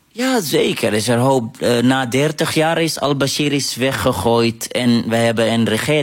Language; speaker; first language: Dutch; non-native, fluent; Arabic